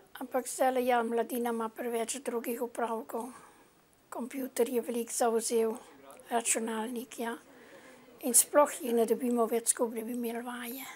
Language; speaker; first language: Slovenian; early bilingual, heritage; Slovenian